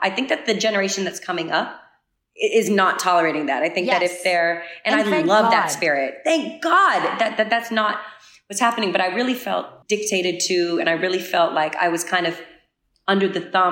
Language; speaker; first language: English; native; English